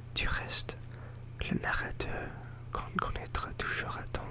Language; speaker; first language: French; non-native, learner; English